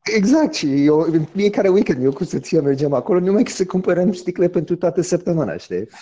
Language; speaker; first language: Romanian; early bilingual, heritage; Romanian